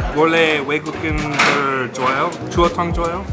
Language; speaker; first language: Korean; non-native, learner; English